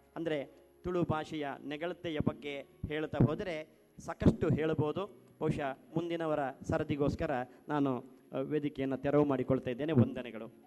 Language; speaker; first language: Kannada; non-native, local second language; Tulu